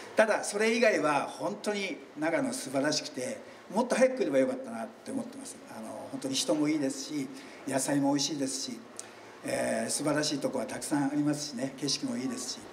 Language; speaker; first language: Japanese; native; Japanese